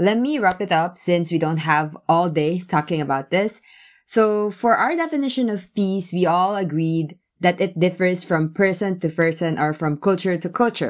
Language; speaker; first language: English; non-native, local second language; Filipino